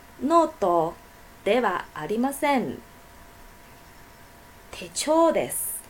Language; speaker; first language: Japanese; non-native, fluent; Chinese